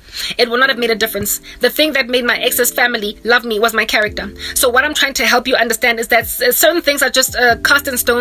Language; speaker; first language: English; non-native, local second language; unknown